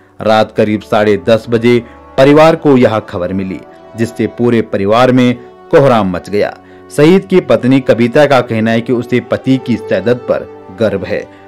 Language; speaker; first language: Hindi; native; Hindi